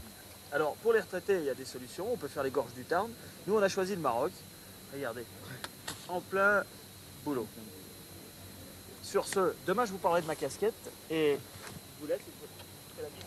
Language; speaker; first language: French; native; French